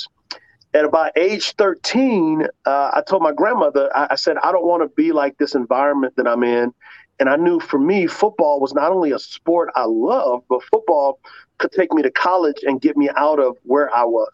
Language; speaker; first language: English; native; English